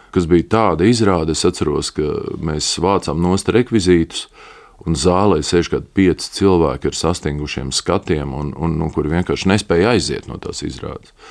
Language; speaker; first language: Latvian; native; Latvian